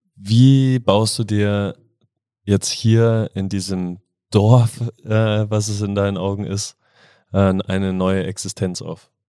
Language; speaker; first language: German; native; German